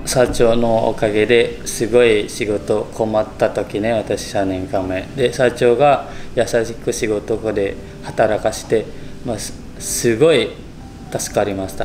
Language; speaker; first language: Japanese; non-native, learner; Indonesian